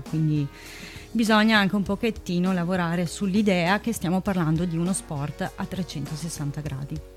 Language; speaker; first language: Italian; native; Italian